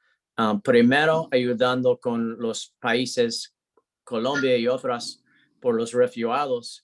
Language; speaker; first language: Spanish; non-native, learner; English